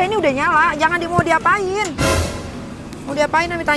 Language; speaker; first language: Indonesian; native; Indonesian